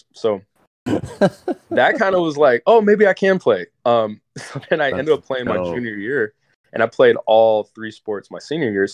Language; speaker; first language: English; native; English